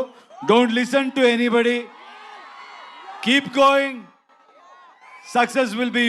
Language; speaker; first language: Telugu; non-native, learner; Kannada